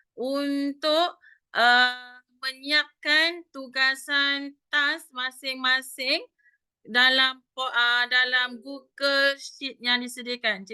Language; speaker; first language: Malay; native; Malay